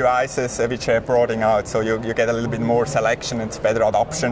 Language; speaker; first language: English; non-native, fluent; German